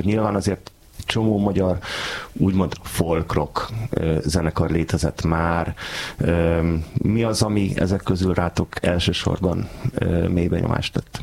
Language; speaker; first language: Hungarian; native; Hungarian